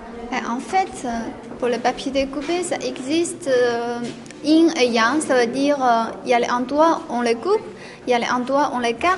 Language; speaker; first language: French; non-native, fluent; Chinese